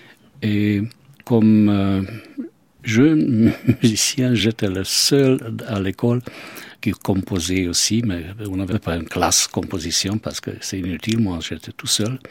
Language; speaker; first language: French; non-native, fluent; Hungarian